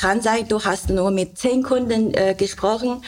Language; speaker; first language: German; non-native, learner; Chinese